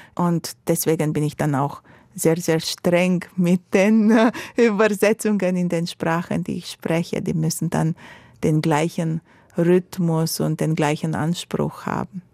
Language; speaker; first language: German; non-native, fluent; Romanian